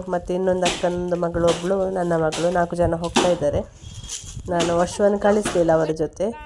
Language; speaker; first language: Kannada; non-native, local second language; Tulu